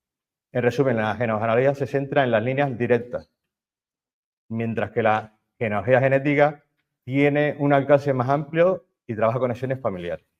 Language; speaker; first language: Spanish; native; Spanish